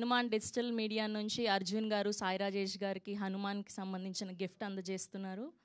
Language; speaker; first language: Telugu; native; Telugu